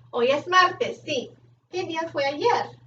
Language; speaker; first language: Spanish; non-native, fluent; English